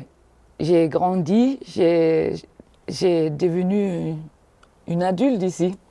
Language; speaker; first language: French; non-native, fluent; Danish